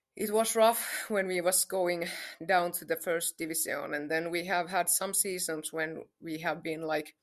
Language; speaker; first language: English; non-native, fluent; Finnish